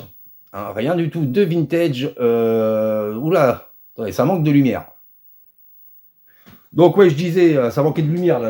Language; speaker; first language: French; native; French